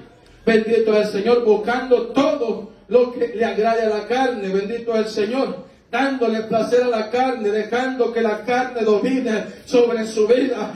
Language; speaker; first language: Spanish; native; Spanish